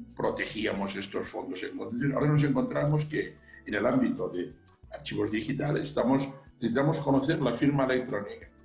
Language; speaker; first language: Spanish; non-native, local second language; Catalan